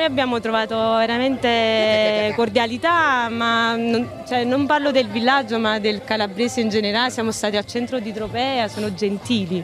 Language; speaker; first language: Italian; native; Italian